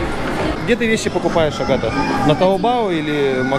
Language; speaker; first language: Russian; native; Russian